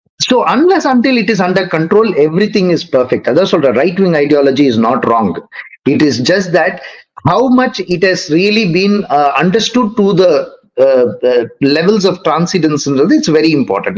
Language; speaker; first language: English; non-native, local second language; Tamil